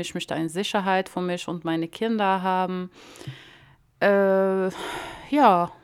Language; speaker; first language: German; non-native, learner; Arabic